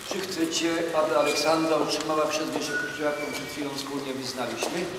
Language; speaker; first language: Polish; native; Polish